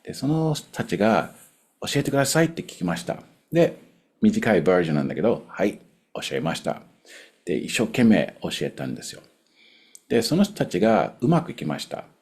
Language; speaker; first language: Japanese; non-native, fluent; English